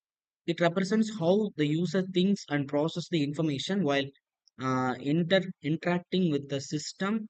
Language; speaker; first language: English; non-native, local second language; Tamil